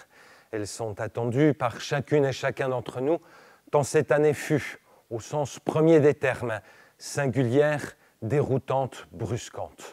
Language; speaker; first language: French; native; French